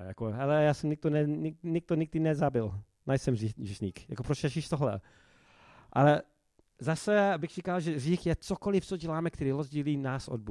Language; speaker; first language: Czech; non-native, fluent; English